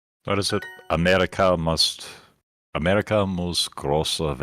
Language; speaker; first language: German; non-native, learner; English